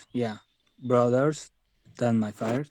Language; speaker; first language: English; non-native, learner; Spanish